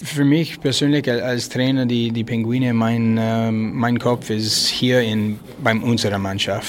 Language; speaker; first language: German; non-native, learner; French